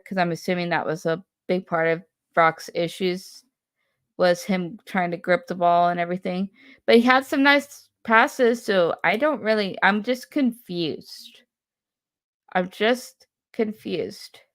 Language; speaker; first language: English; native; English